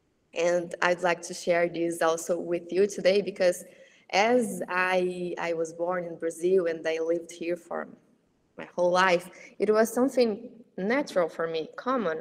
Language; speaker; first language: English; non-native, fluent; Portuguese